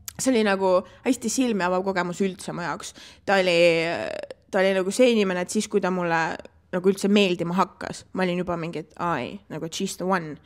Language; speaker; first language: Estonian; native; Estonian